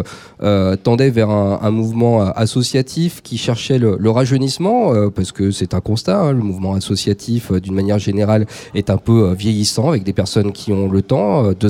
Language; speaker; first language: French; native; French